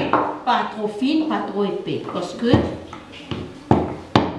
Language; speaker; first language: French; non-native, fluent; Nepali